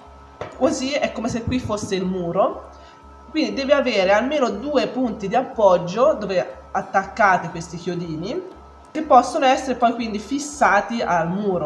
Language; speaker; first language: Italian; native; Italian